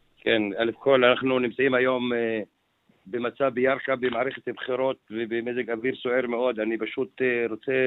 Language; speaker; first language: Hebrew; non-native, local second language; Arabic